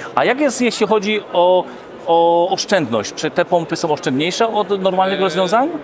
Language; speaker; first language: Polish; native; Polish